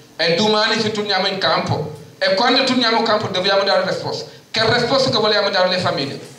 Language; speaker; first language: Italian; non-native, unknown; Wolof